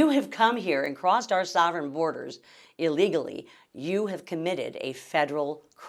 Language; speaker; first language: English; native; English